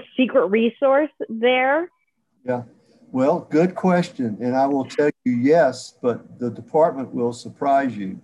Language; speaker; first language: English; native; English